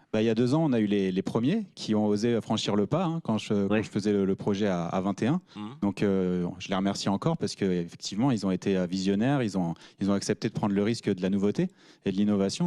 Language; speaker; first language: French; native; French